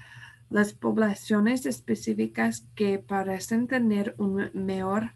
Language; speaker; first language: Spanish; non-native, fluent; English